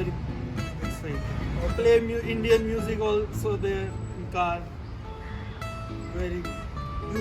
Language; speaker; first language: English; non-native, learner; Hindi